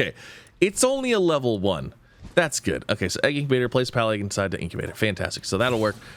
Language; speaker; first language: English; native; English